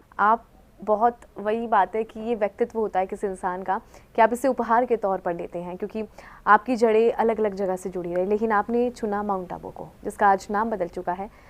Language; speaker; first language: Hindi; native; Hindi